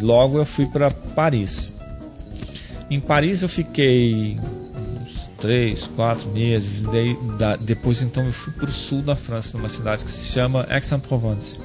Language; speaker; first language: Portuguese; native; Portuguese